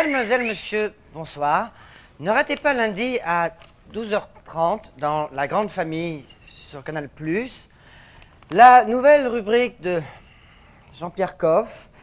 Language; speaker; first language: French; native; French